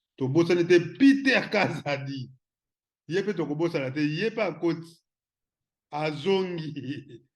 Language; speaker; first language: Lingala; non-native, local second language; Kongo